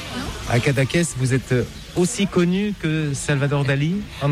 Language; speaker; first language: French; native; French